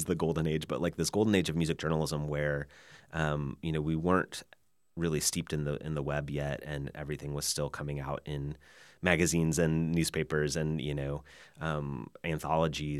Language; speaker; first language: English; native; English